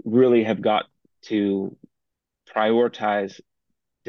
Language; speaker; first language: English; native; English